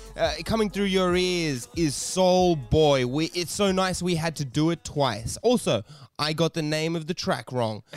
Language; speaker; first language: English; native; English